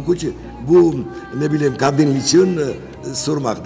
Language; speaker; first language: Turkish; non-native, learner; Georgian